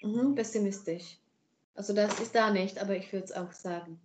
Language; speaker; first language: German; non-native, fluent; Czech